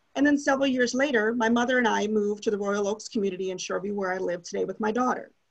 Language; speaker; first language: English; native; English